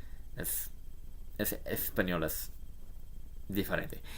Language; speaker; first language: Spanish; non-native, learner; English